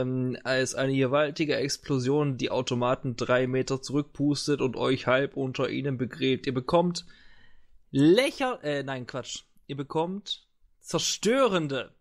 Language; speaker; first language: German; native; German